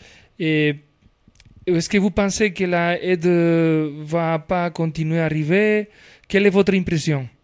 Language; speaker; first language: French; non-native, fluent; Spanish